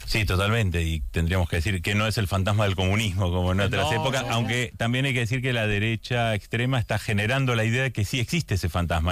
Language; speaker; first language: Spanish; native; Spanish